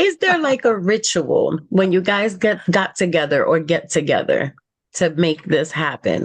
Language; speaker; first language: English; native; English